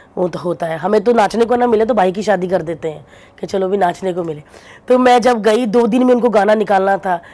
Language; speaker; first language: Hindi; non-native, local second language; Punjabi